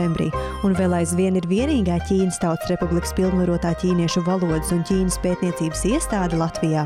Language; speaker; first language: Latvian; native; Latvian